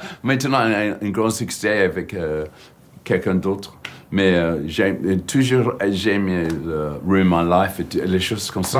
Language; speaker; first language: French; non-native, fluent; English